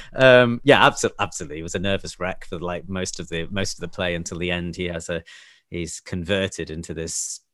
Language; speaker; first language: English; native; English